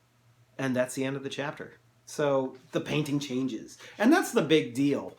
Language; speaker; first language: English; native; English